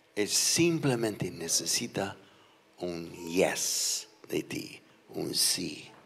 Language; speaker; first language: Spanish; non-native, fluent; English